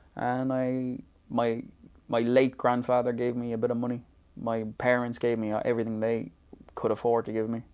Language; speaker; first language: English; native; English